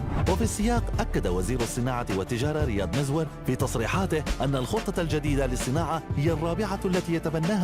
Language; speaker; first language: Arabic; native; Arabic